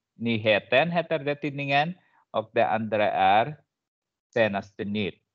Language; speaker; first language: Swedish; non-native, fluent; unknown